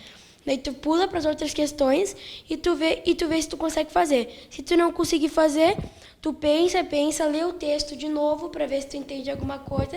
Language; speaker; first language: Portuguese; native; Portuguese